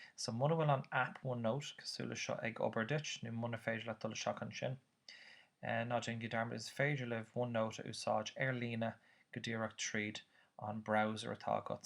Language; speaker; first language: Irish; native; Irish